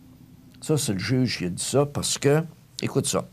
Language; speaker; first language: French; native; French